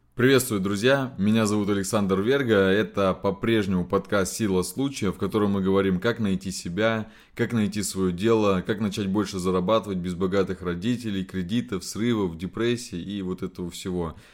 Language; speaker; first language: Russian; native; Russian